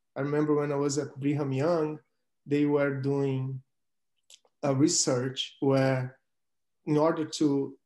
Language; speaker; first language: English; non-native, fluent; Portuguese